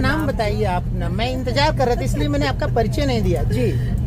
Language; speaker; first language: Hindi; native; Hindi